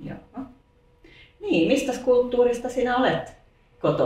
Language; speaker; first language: Finnish; native; Finnish